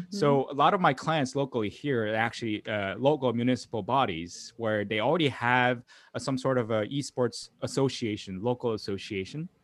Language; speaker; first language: English; non-native, fluent; Korean